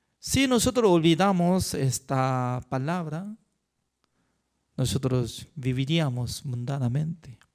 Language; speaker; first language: Spanish; non-native, learner; Korean